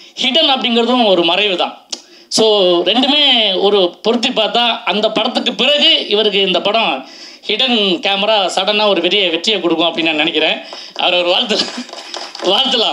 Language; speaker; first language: Tamil; native; Tamil